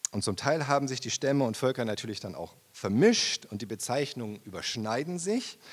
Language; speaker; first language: German; native; German